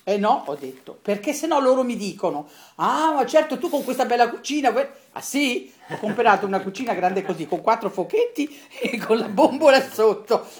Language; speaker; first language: Italian; native; Italian